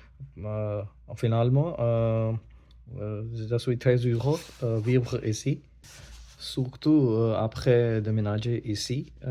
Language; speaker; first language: French; non-native, learner; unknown